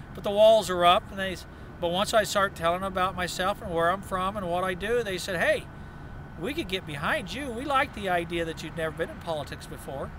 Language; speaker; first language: English; native; English